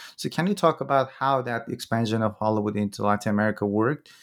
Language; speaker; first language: English; non-native, fluent; Persian